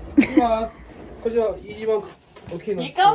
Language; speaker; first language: Japanese; non-native, learner; Korean